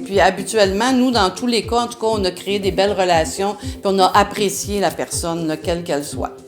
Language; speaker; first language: French; native; French